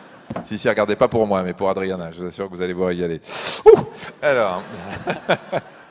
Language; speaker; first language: French; native; French